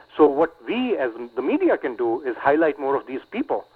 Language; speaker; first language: English; non-native, local second language; Urdu